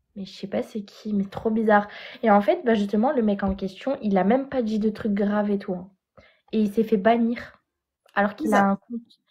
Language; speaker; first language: French; native; French